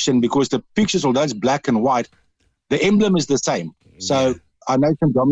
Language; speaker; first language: English; non-native, local second language; Dutch